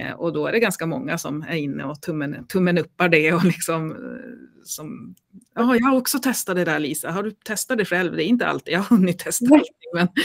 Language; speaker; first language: Swedish; native; Swedish